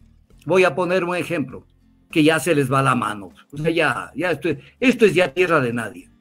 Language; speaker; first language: Spanish; native; Spanish